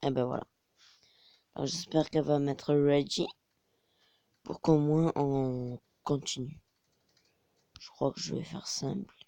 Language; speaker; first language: French; native; French